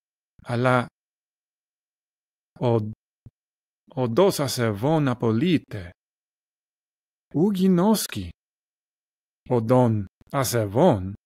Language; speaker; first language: Greek; non-native, learner; English